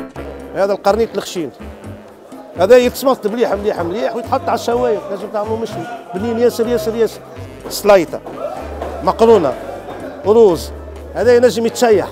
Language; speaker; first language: Arabic; native; Arabic